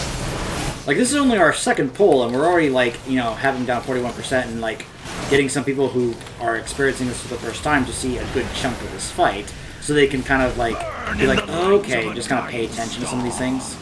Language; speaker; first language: English; native; English